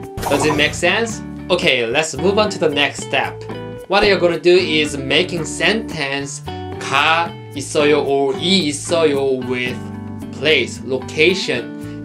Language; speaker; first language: English; non-native, fluent; Korean